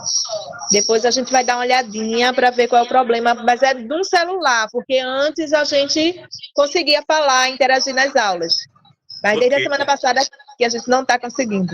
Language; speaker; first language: Portuguese; native; Portuguese